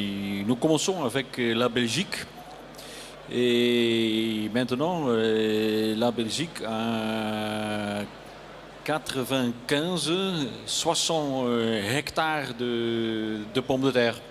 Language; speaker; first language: French; non-native, learner; Dutch